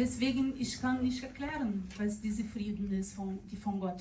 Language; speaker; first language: German; non-native, learner; Portuguese